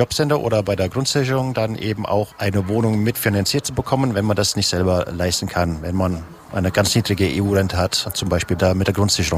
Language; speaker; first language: German; native; German